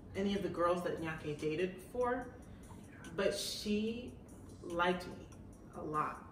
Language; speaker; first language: English; native; English